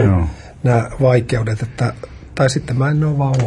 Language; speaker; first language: Finnish; native; Finnish